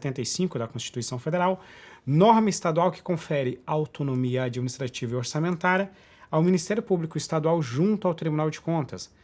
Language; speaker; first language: Portuguese; native; Portuguese